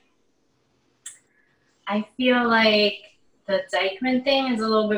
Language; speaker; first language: English; native; English